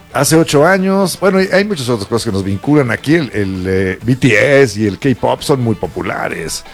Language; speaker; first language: Spanish; native; Spanish